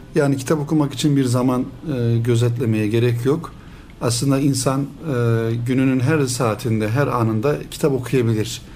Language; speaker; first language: Turkish; native; Turkish